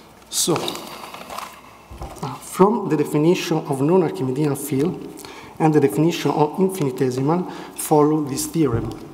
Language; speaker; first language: English; non-native, fluent; Italian